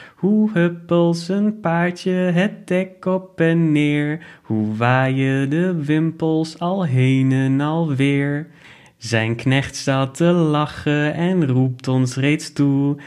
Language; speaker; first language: Dutch; non-native, fluent; German